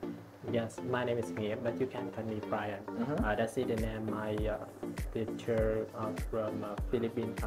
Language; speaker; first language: English; non-native, learner; Vietnamese